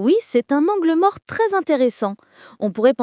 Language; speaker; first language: French; native; French